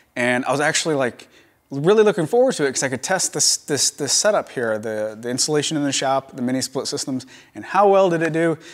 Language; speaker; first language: English; native; English